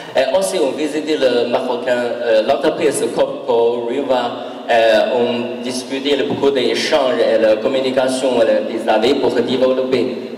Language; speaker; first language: French; non-native, learner; Chinese